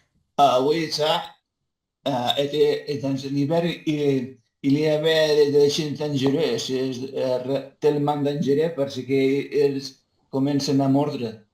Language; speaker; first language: French; non-native, learner; Spanish